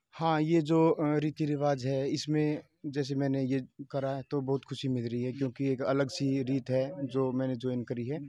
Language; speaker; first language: Hindi; native; Hindi